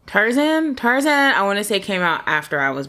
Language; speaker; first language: English; native; English